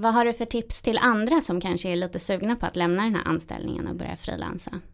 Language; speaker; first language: Swedish; native; Swedish